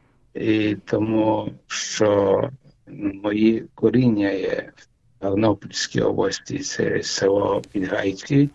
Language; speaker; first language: Ukrainian; early bilingual, heritage; Ukrainian